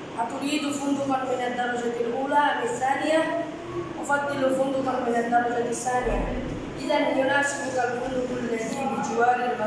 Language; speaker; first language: Arabic; non-native, learner; Bangla